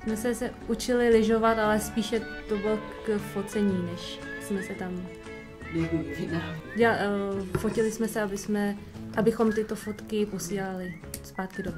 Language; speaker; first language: Czech; early bilingual, other home language; Vietnamese